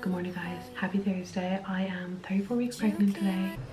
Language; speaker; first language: English; native; English